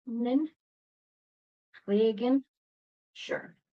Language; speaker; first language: German; non-native, fluent; Spanish